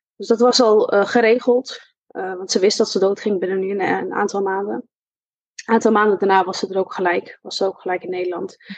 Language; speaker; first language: Dutch; early bilingual, other home language; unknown